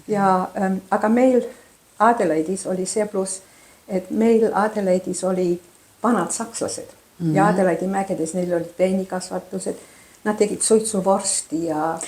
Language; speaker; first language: Estonian; early bilingual, heritage; Estonian